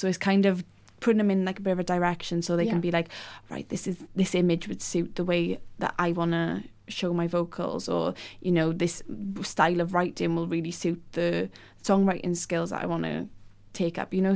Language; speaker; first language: English; native; English